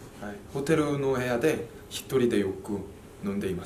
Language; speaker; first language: Japanese; non-native, fluent; Korean